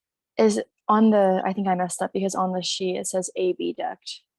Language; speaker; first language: English; native; English